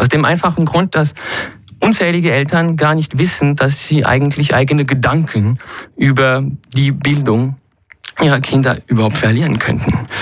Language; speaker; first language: German; non-native, fluent; French